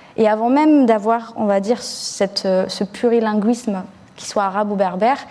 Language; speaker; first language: French; early bilingual, other home language; Arabic